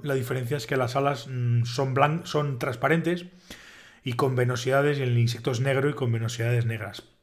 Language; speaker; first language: Spanish; native; Spanish